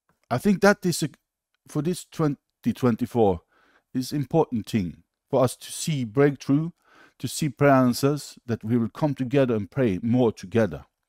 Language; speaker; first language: English; non-native, fluent; Norwegian